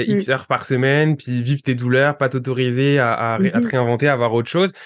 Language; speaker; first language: French; native; French